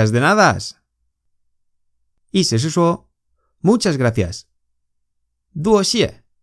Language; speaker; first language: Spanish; non-native, fluent; Chinese